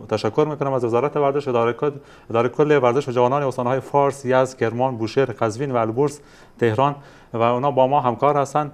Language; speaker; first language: Persian; native; Persian